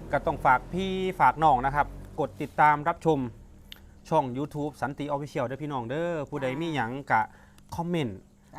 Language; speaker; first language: Thai; native; Thai